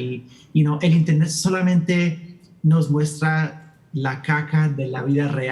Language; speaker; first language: Spanish; early bilingual, heritage; Spanish